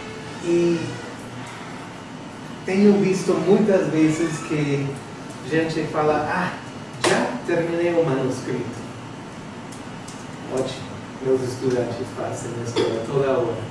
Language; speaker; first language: Portuguese; non-native, fluent; English